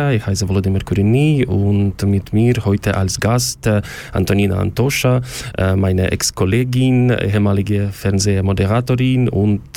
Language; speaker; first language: German; non-native, learner; Ukrainian